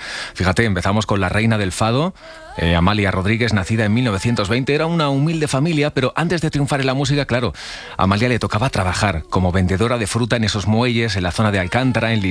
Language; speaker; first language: Spanish; native; Spanish